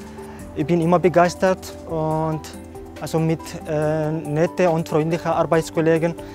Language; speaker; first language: German; non-native, learner; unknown